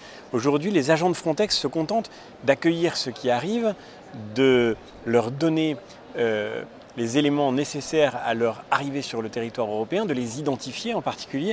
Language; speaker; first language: French; native; French